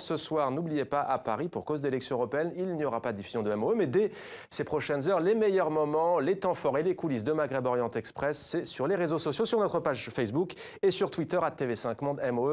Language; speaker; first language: French; native; French